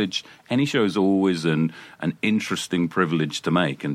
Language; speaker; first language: English; native; English